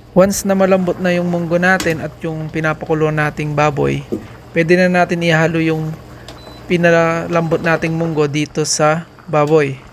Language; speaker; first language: Filipino; non-native, local second language; Pampanga